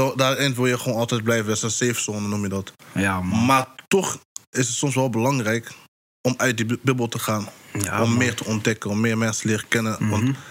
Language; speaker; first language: Dutch; early bilingual, other home language; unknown